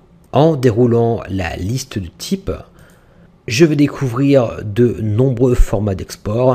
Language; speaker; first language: French; native; French